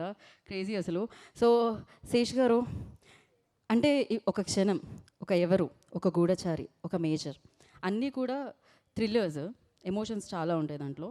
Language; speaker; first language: Telugu; native; Telugu